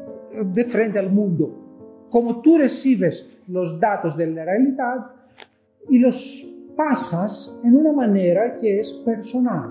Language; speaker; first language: Spanish; non-native, fluent; Greek